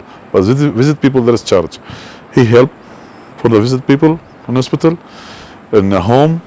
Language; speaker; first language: English; non-native, learner; Arabic